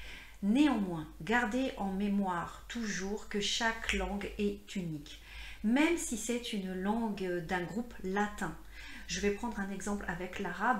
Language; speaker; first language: French; native; French